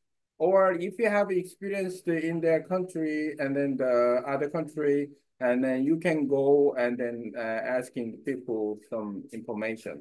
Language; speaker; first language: English; non-native, learner; Korean